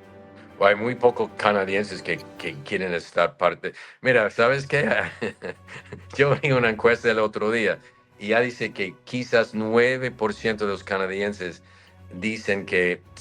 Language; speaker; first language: Spanish; non-native, fluent; English